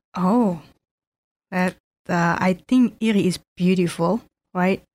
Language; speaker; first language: English; non-native, fluent; Indonesian